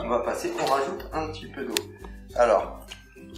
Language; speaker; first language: French; native; French